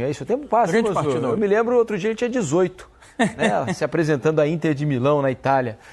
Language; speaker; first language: Portuguese; native; Portuguese